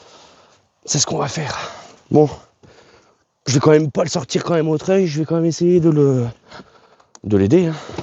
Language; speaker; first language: French; native; French